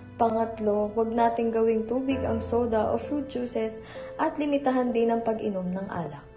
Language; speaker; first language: Filipino; native; Filipino